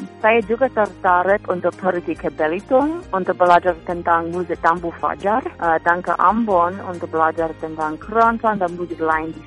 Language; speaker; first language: Indonesian; non-native, fluent; English